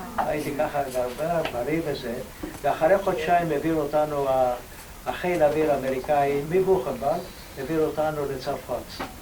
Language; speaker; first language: Hebrew; non-native, fluent; Ladino